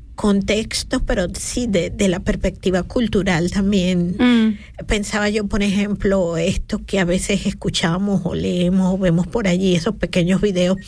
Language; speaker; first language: Spanish; native; Spanish